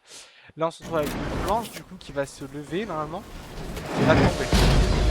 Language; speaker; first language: French; native; French